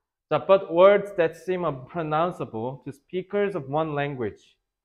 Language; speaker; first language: English; non-native, fluent; Korean